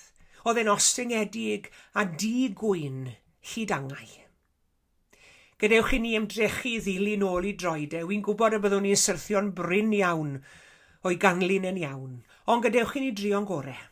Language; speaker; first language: Welsh; native; Welsh